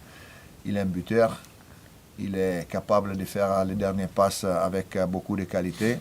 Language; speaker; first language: French; non-native, fluent; Italian